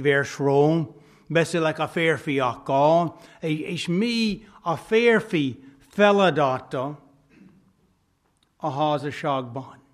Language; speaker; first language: Hungarian; non-native, fluent; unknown